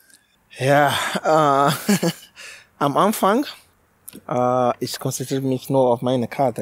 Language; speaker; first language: German; non-native, learner; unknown